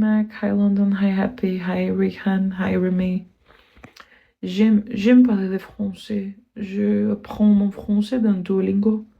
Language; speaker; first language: French; non-native, learner; Portuguese